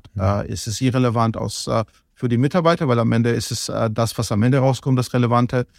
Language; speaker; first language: German; non-native, fluent; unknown